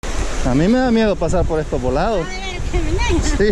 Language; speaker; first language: Spanish; native; Spanish